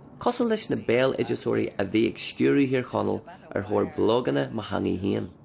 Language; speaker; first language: Irish; native; Irish